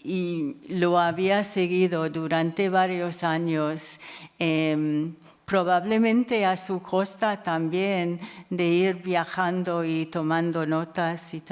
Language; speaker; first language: Spanish; non-native, fluent; English